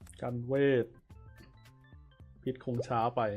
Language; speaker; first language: Thai; native; Thai